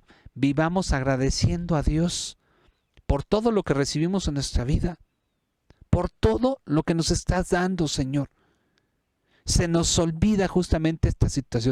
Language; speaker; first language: Spanish; native; Spanish